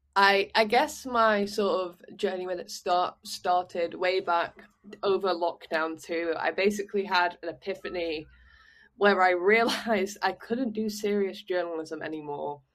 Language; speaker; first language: English; native; English